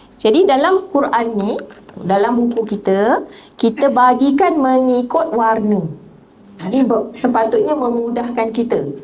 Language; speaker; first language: Malay; native; Malay